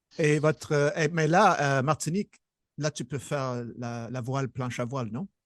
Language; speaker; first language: French; non-native, local second language; English